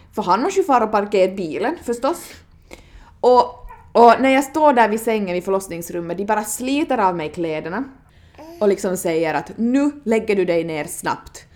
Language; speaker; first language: Swedish; native; Swedish